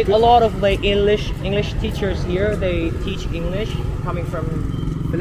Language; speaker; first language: English; non-native, fluent; Vietnamese